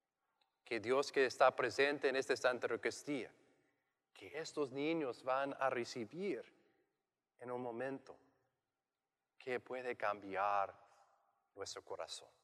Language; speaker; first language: Spanish; non-native, learner; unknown